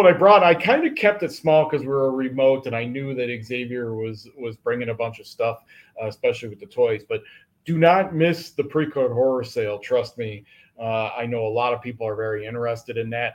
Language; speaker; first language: English; native; English